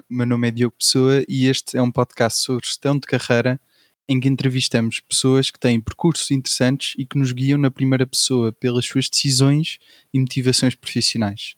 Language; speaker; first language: Portuguese; native; Portuguese